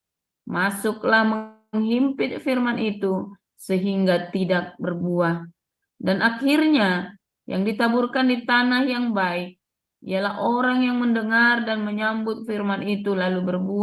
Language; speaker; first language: Indonesian; native; Indonesian